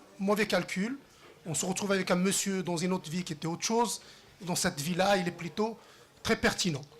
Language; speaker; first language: French; early bilingual, other home language; Riffian